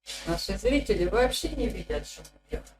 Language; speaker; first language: Russian; native; Russian